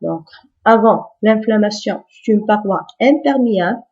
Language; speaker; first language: French; non-native, local second language; Arabic